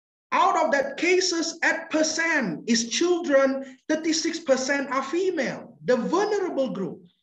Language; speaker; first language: English; non-native, local second language; Malay